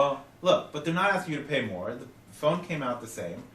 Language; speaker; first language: English; native; English